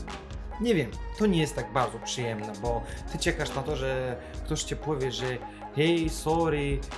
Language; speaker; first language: Polish; non-native, fluent; Azerbaijani